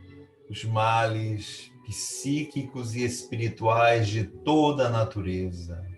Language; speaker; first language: Portuguese; native; Portuguese